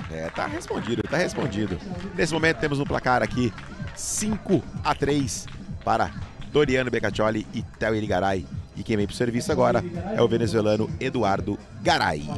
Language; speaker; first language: Portuguese; native; Portuguese